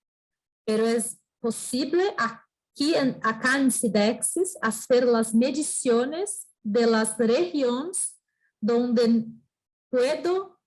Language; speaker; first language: Spanish; non-native, fluent; Portuguese